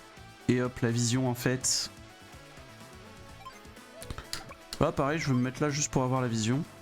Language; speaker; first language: French; native; French